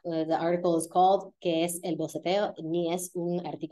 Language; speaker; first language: Spanish; non-native, fluent; English